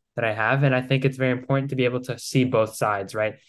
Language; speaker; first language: English; non-native, fluent; Greek